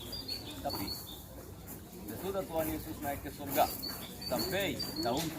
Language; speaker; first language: Indonesian; non-native, fluent; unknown